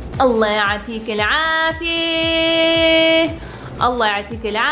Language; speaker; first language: Arabic; early bilingual, heritage; English